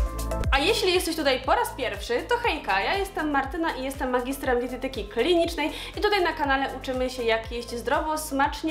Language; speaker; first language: Polish; native; Polish